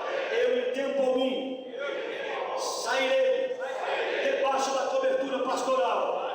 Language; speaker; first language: Portuguese; native; Portuguese